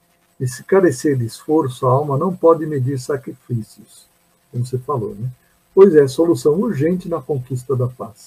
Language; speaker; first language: Portuguese; native; Portuguese